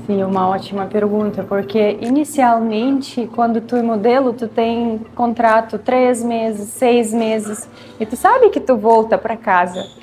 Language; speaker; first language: Portuguese; non-native, fluent; Russian